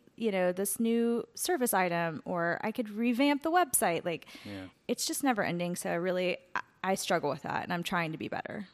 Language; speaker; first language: English; native; English